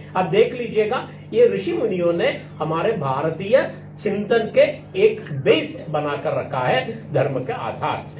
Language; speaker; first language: Hindi; non-native, local second language; Malayalam